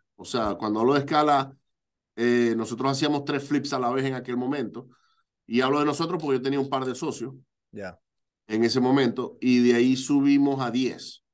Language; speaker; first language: Spanish; native; Spanish